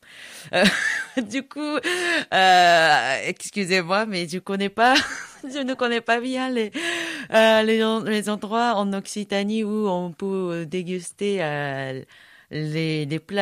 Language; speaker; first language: French; non-native, fluent; Japanese